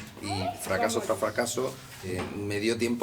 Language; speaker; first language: Spanish; native; Spanish